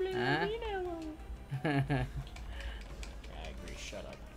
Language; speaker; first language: English; native; English